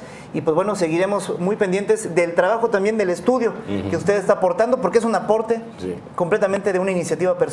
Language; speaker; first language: Spanish; native; Spanish